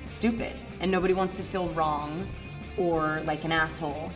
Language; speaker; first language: English; native; English